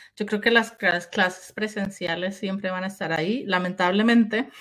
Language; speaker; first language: Spanish; native; Spanish